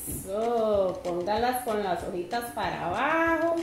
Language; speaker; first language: Spanish; native; Spanish